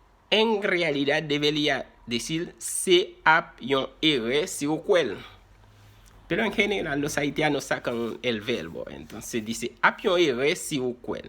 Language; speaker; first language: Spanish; non-native, fluent; Haitian Creole